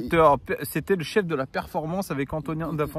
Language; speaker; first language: French; native; French